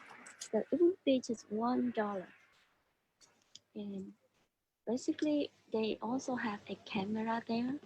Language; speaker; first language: English; non-native, learner; Vietnamese